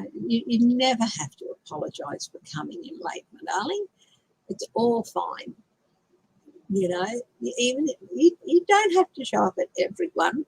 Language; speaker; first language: English; native; English